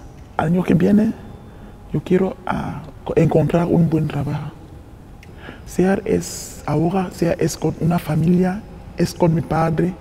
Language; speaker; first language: Spanish; non-native, learner; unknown